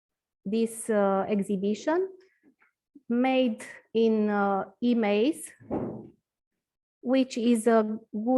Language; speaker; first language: English; non-native, learner; Romanian